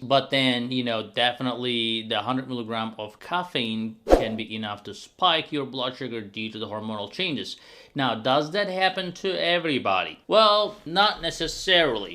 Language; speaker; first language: English; non-native, fluent; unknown